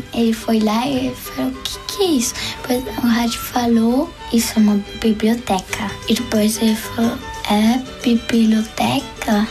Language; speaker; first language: Portuguese; early bilingual, heritage; Portuguese